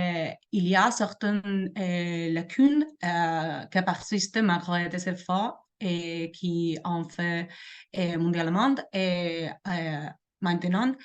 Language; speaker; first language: French; non-native, learner; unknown